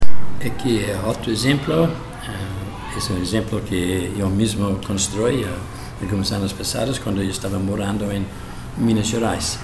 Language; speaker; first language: Portuguese; non-native, fluent; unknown